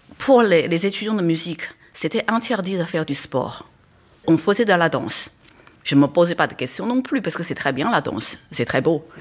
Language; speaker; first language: French; non-native, fluent; Chinese